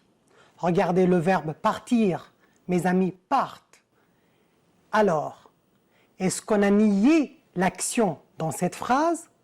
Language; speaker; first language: French; non-native, fluent; Arabic